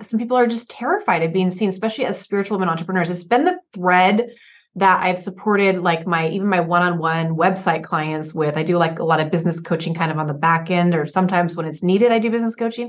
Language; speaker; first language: English; native; English